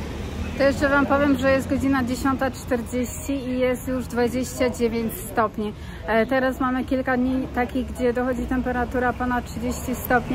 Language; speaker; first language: Polish; native; Polish